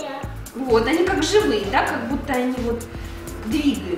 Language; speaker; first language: Russian; native; Russian